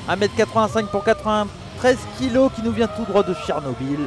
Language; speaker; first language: French; native; French